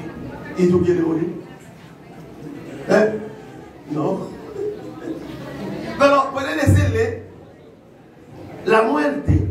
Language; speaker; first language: Spanish; non-native, learner; Haitian Creole